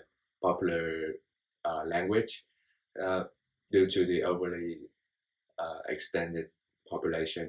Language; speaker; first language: English; non-native, fluent; Vietnamese